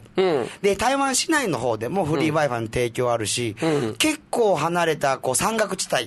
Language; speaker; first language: Japanese; native; Japanese